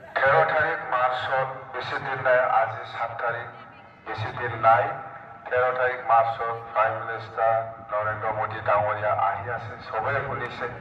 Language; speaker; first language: Assamese; non-native, local second language; Bodo